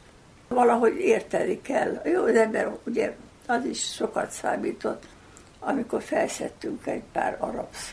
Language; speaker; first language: Hungarian; native; Hungarian